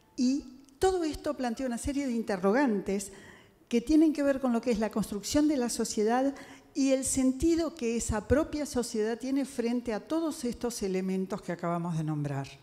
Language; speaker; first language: Spanish; native; Spanish